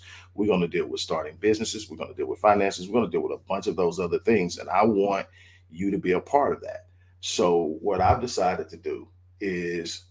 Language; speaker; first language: English; native; English